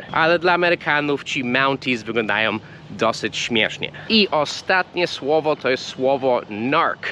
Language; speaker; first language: Polish; non-native, fluent; English